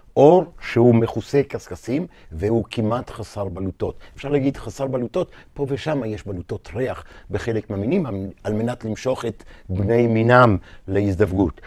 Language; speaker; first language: Hebrew; native; Hebrew